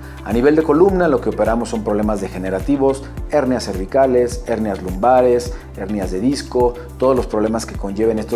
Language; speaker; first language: Spanish; native; Spanish